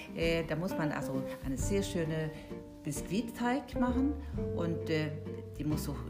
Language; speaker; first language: German; non-native, fluent; Swedish